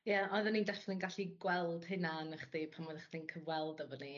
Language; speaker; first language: Welsh; native; Welsh